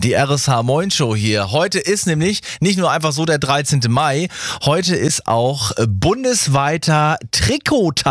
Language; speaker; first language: German; native; German